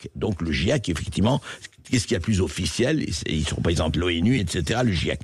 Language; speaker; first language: French; native; French